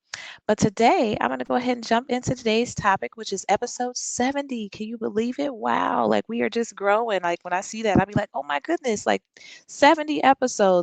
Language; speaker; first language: English; native; English